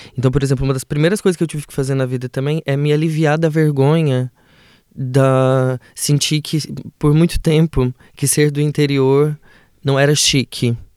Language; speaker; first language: Portuguese; native; Portuguese